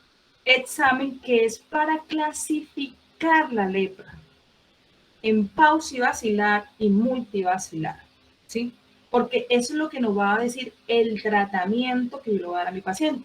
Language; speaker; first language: Spanish; native; Spanish